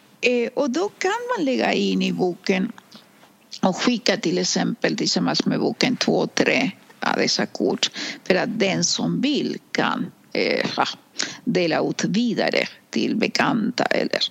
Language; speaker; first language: Swedish; non-native, fluent; Spanish